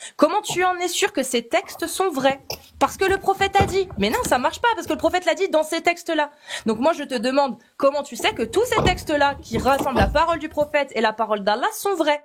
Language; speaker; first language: French; native; French